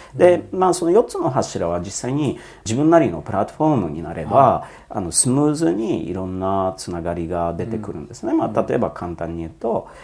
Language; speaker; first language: Japanese; non-native, fluent; Polish